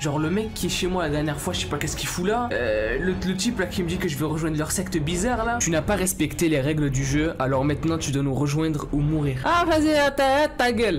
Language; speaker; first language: French; native; French